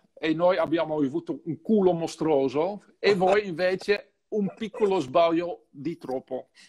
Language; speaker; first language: Italian; non-native, fluent; Dutch